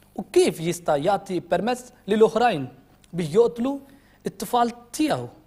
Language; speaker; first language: Maltese; non-native, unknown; Urdu